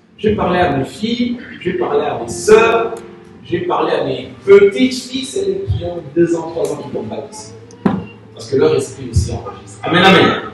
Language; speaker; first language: French; non-native, local second language; Lingala